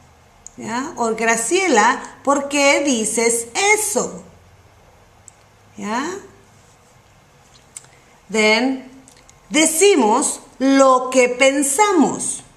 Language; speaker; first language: Spanish; non-native, fluent; English